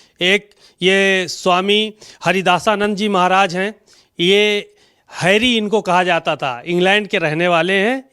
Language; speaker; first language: Hindi; native; Hindi